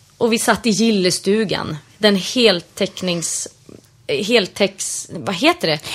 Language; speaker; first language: Swedish; native; Swedish